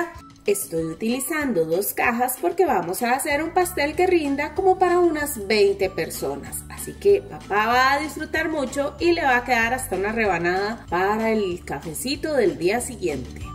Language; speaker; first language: Spanish; native; Spanish